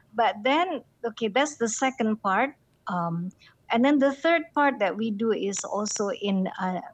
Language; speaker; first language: English; non-native, fluent; Indonesian